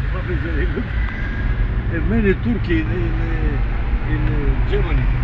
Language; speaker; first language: English; non-native, learner; Russian